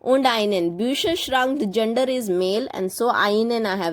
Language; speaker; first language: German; non-native, fluent; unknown